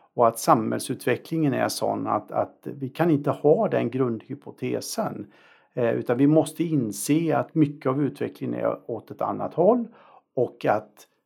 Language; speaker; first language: Swedish; native; Swedish